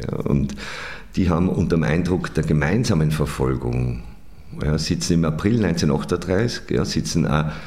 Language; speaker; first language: German; native; German